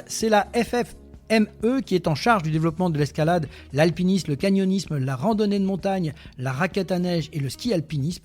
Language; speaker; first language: French; native; French